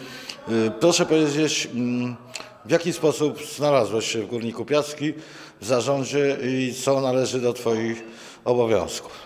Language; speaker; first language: Polish; native; Polish